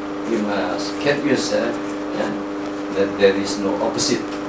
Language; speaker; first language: English; non-native, learner; Indonesian